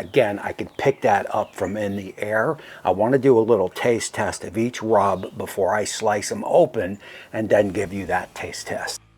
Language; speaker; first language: English; native; English